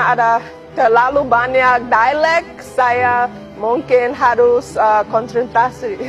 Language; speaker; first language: Indonesian; non-native, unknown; English